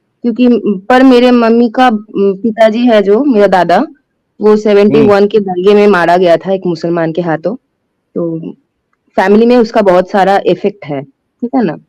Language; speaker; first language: Hindi; non-native, local second language; Bangla